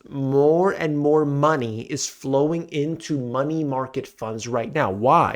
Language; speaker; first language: English; native; English